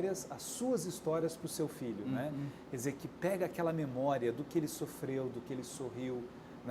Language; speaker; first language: Portuguese; native; Portuguese